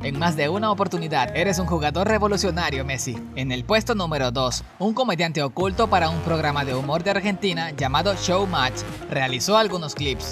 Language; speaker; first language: Spanish; native; Spanish